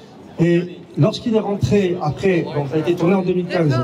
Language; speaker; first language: French; native; French